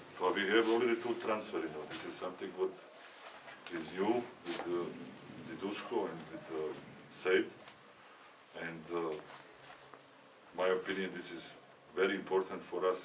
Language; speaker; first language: English; non-native, learner; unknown